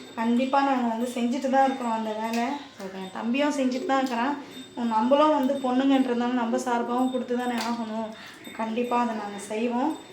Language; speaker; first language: Tamil; native; Tamil